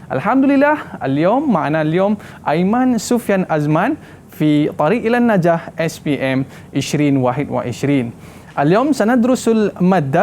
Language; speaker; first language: Arabic; non-native, fluent; Malay